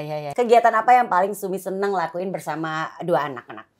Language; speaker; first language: Indonesian; native; Indonesian